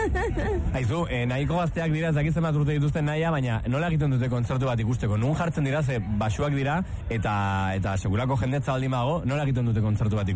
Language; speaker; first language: Basque; native; Basque